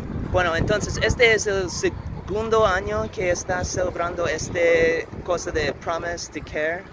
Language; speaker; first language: Spanish; non-native, learner; English